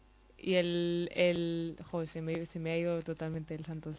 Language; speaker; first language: Spanish; native; Spanish